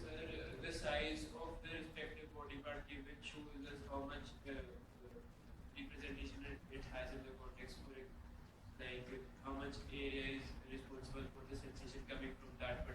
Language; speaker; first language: English; non-native, local second language; Hindi